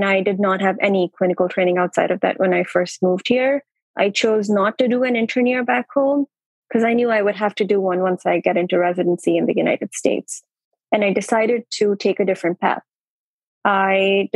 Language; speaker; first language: English; non-native, local second language; Urdu